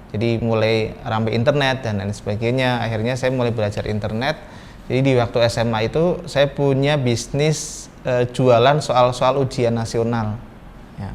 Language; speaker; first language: Indonesian; native; Indonesian